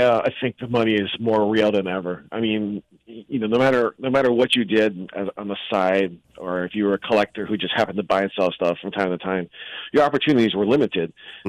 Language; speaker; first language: English; native; English